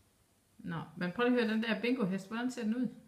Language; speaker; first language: Danish; native; Danish